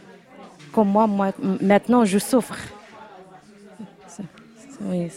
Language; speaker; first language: French; non-native, learner; Arabic